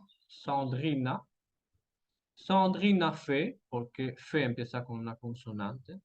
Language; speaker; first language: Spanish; non-native, fluent; French